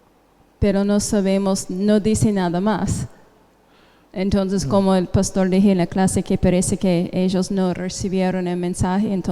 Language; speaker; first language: Spanish; non-native, fluent; English